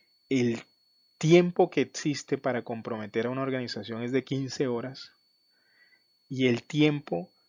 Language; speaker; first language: Spanish; native; Spanish